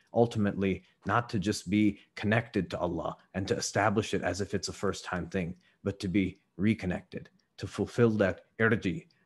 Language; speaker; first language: English; native; English